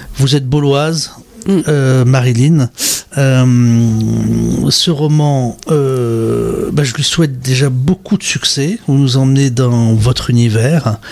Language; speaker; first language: French; native; French